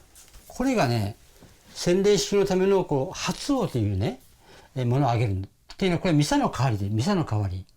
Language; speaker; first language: Japanese; native; Japanese